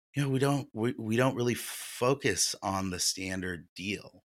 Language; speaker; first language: English; early bilingual, other home language; Russian